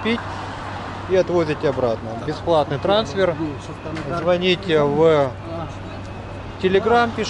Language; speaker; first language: Russian; native; Russian